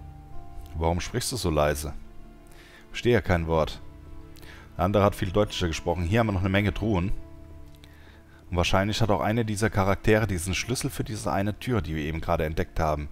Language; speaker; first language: German; native; German